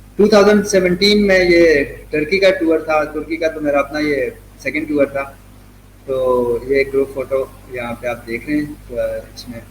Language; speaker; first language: Urdu; native; Urdu